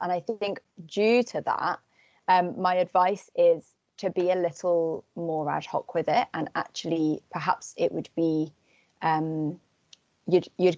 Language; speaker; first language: English; native; English